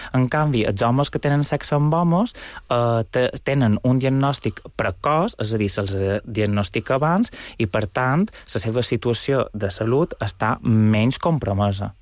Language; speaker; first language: Catalan; native; Catalan